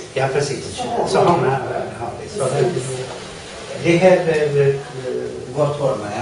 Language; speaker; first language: Swedish; non-native, learner; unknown